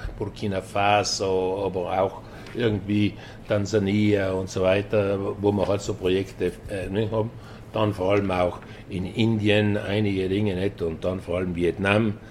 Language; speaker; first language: German; native; German